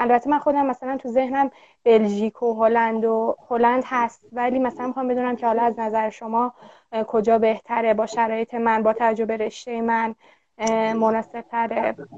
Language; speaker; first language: Persian; native; Persian